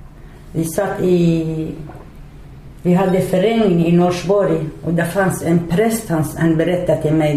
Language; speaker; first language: Swedish; non-native, learner; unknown